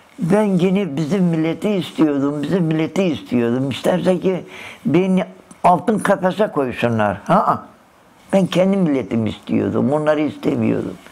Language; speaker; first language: Turkish; early bilingual, other home language; Kurdish